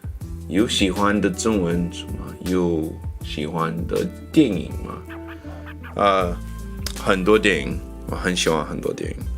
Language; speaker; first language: Chinese; non-native, learner; English